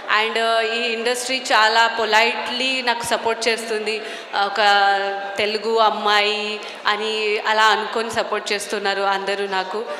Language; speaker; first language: Telugu; non-native, fluent; Marathi